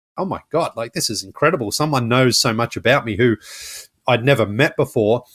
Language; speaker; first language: English; native; English